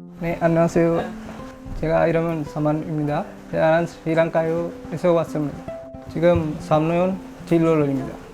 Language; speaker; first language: Korean; non-native, learner; Sinhala